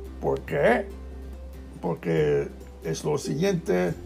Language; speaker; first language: Spanish; non-native, learner; English